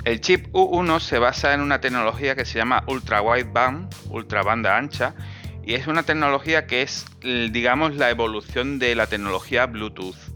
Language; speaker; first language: Spanish; native; Spanish